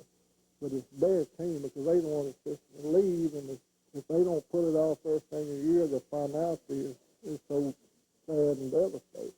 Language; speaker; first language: English; native; English